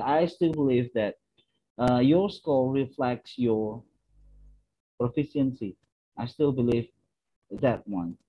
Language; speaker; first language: English; non-native, fluent; Indonesian